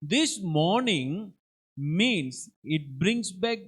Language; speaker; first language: English; non-native, local second language; Tamil